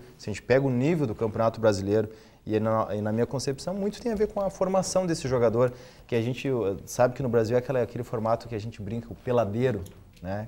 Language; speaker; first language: Portuguese; native; Portuguese